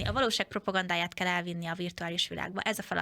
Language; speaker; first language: Hungarian; native; Hungarian